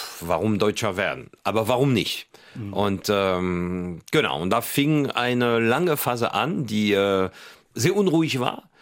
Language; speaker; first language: German; non-native, fluent; French